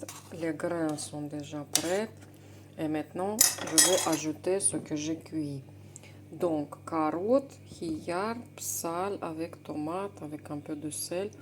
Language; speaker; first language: French; non-native, fluent; Russian